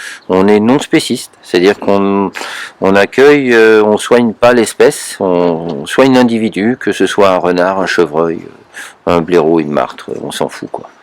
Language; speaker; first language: French; native; French